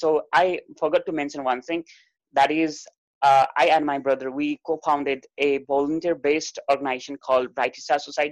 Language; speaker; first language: English; non-native, local second language; Nepali